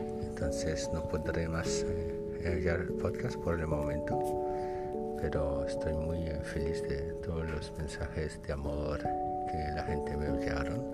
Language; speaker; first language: Spanish; non-native, learner; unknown